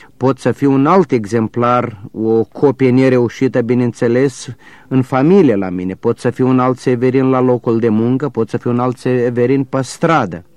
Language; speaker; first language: Romanian; native; Romanian